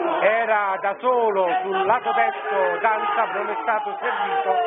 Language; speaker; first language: Italian; native; Italian